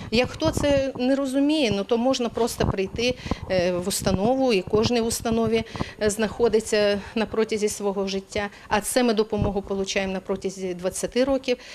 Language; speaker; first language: Ukrainian; native; Ukrainian